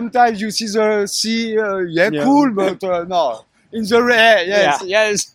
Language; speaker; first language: English; non-native, learner; French